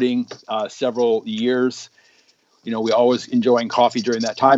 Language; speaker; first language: English; native; English